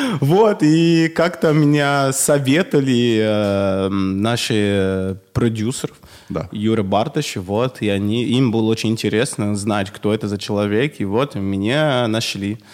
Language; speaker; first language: Russian; non-native, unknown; Portuguese